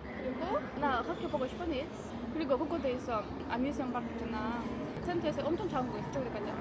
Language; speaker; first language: Korean; non-native, learner; Kyrgyz